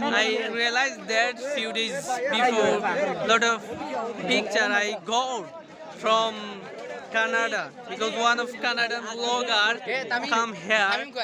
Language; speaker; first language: English; non-native, learner; Bangla